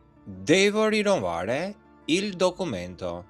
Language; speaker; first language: Italian; non-native, fluent; Albanian